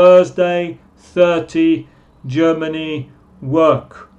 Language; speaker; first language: English; non-native, fluent; Spanish